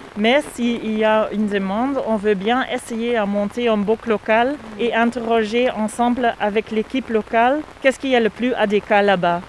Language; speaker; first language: French; non-native, fluent; Dutch